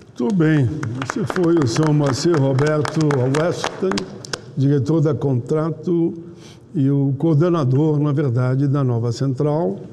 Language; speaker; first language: Portuguese; native; Portuguese